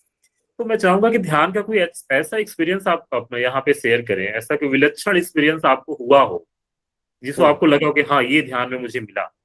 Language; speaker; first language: Hindi; native; Hindi